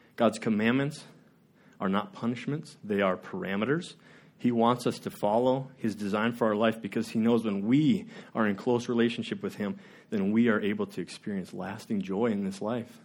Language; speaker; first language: English; native; English